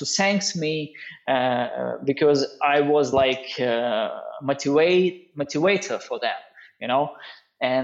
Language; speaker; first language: English; non-native, learner; Russian